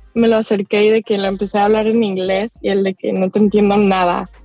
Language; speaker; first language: Spanish; early bilingual, other home language; English